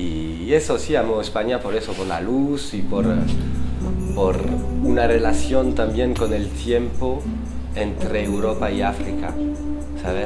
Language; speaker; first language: Spanish; non-native, fluent; French